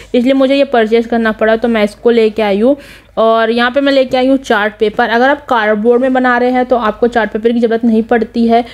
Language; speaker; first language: Hindi; non-native, local second language; Nepali